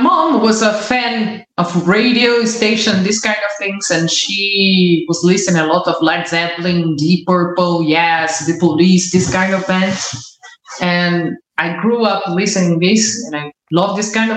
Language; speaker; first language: English; non-native, learner; Portuguese